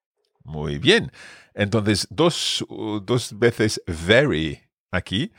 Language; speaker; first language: Spanish; non-native, fluent; English